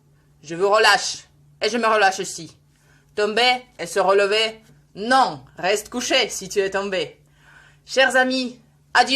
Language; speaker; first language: French; non-native, fluent; Russian